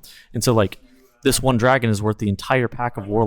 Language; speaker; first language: English; native; English